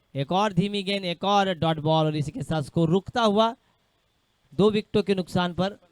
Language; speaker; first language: Hindi; non-native, local second language; Marathi